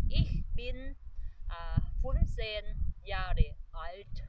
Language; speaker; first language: German; non-native, fluent; Thai